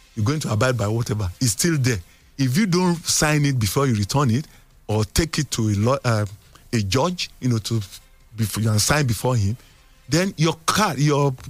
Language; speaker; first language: English; non-native, local second language; Yoruba